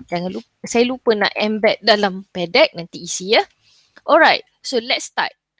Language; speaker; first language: English; non-native, local second language; Malay